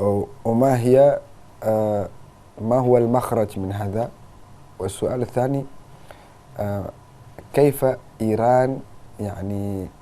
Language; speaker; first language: Arabic; non-native, fluent; Indonesian